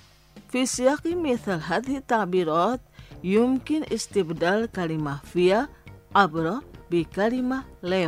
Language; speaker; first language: Arabic; non-native, fluent; Indonesian